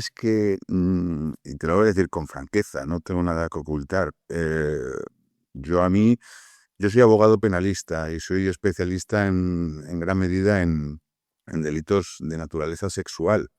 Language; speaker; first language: Spanish; native; Spanish